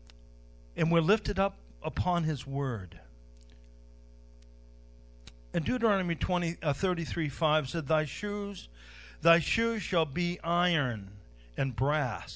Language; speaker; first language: English; native; English